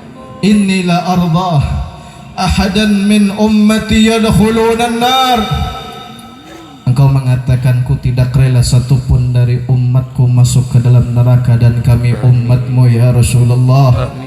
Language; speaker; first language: Indonesian; non-native, local second language; Banjar